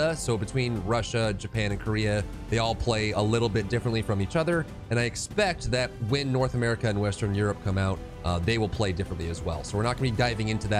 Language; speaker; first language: English; native; English